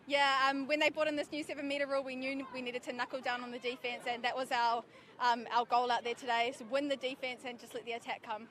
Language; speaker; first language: English; native; English